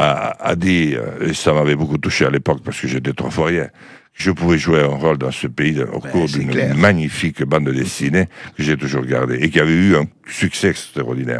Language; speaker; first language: French; native; French